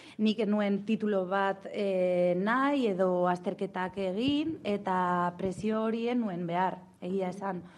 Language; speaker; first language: Basque; non-native, local second language; Spanish